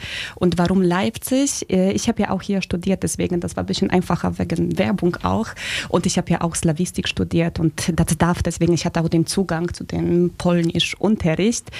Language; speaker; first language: German; early bilingual, other home language; Polish